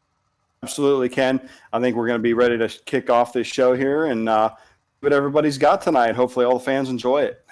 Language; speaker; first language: English; native; English